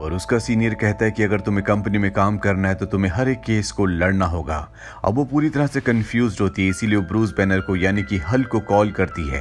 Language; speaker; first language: Hindi; native; Hindi